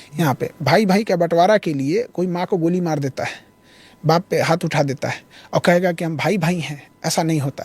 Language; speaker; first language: Hindi; native; Hindi